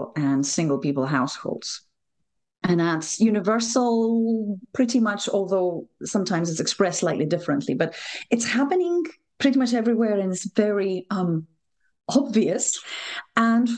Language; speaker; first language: English; non-native, fluent; Lithuanian